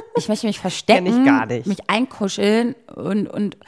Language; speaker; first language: German; native; German